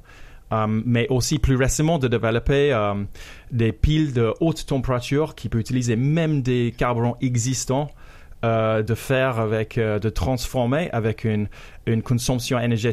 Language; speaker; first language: French; non-native, fluent; English